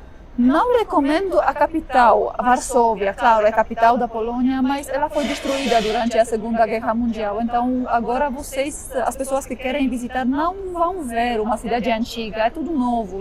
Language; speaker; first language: Portuguese; non-native, fluent; Polish